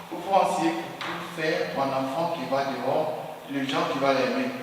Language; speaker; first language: French; non-native, learner; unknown